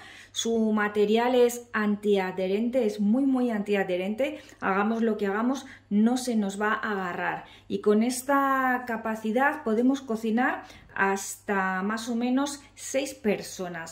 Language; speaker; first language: Spanish; native; Spanish